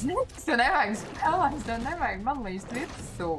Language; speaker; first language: Latvian; native; Latvian